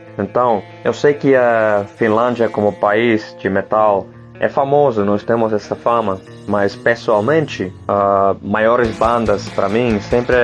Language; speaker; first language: Portuguese; non-native, learner; Finnish